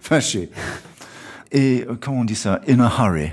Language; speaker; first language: French; non-native, fluent; English